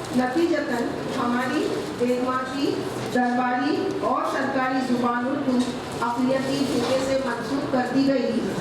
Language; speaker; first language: Urdu; native; Urdu